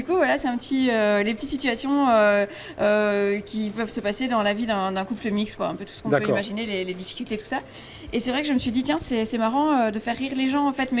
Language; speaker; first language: French; native; French